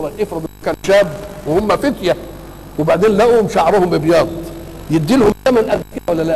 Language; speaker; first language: Arabic; native; Arabic